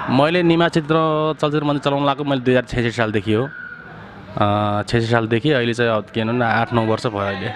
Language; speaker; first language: Nepali; native; Nepali